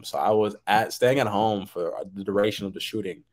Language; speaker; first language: English; native; English